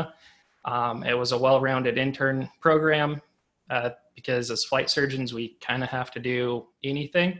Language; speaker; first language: English; native; English